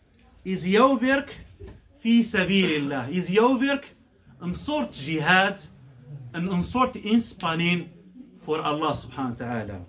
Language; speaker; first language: Dutch; non-native, fluent; Arabic